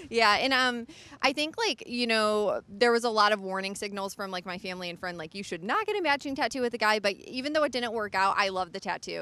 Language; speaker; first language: English; native; English